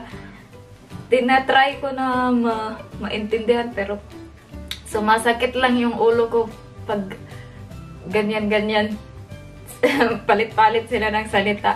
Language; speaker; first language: Filipino; non-native, local second language; Cebuano